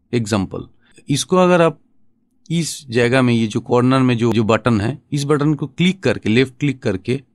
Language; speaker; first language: Hindi; non-native, local second language; Bangla